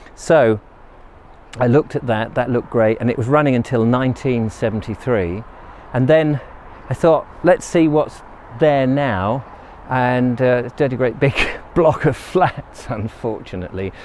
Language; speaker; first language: English; native; English